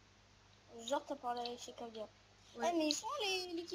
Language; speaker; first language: French; native; French